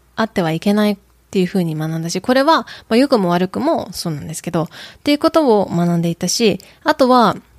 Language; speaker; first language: Japanese; native; Japanese